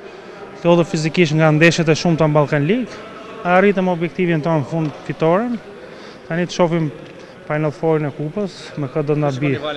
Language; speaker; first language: Albanian; native; Albanian